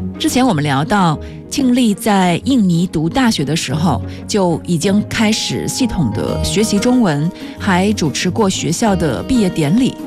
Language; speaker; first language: Chinese; native; Chinese